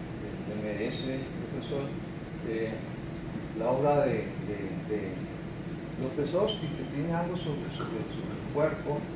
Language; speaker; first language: Spanish; native; Spanish